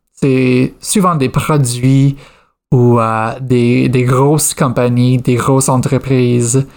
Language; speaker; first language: French; non-native, fluent; English